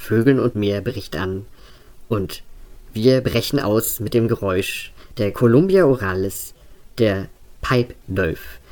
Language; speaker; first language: German; non-native, learner; Dutch